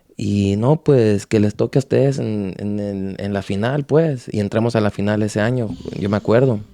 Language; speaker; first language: Spanish; early bilingual, heritage; Spanish